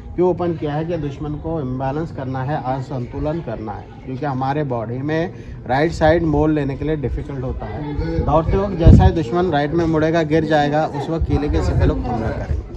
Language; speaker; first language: Hindi; non-native, local second language; Marathi